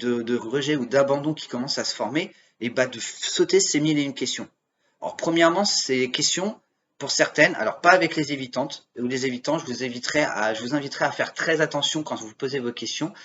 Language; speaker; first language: French; native; French